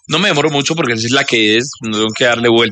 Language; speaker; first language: Spanish; native; Spanish